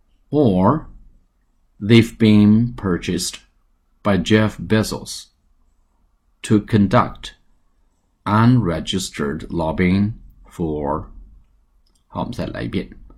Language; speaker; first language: English; non-native, fluent; Chinese